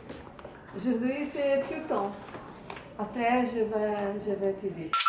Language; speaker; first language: French; non-native, learner; Portuguese